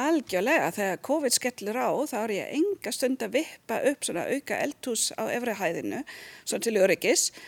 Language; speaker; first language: Icelandic; non-native, fluent; German